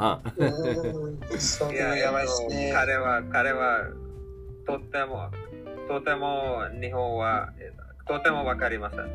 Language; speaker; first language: Japanese; non-native, learner; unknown